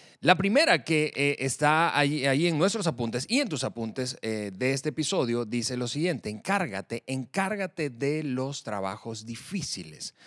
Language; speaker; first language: Spanish; native; Spanish